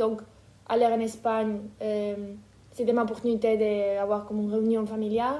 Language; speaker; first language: French; non-native, fluent; Ukrainian